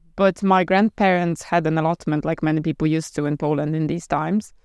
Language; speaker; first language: English; non-native, fluent; Polish